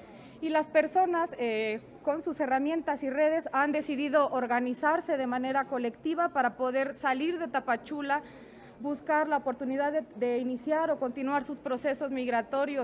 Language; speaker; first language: Spanish; native; Spanish